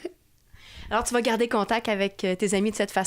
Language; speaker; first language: French; native; French